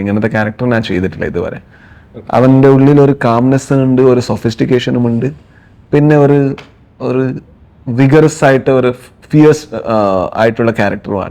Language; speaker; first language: Malayalam; non-native, learner; Kannada